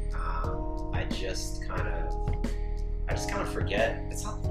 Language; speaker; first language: English; native; English